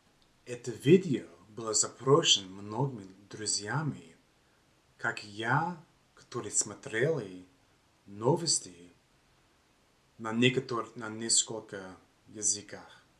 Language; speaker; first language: Russian; non-native, learner; English